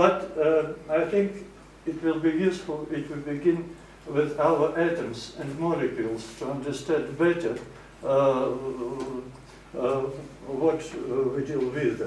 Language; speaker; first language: English; non-native, fluent; Russian